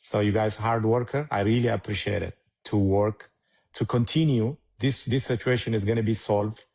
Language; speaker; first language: English; non-native, learner; Amharic